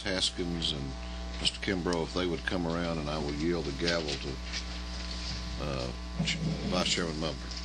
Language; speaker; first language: English; native; English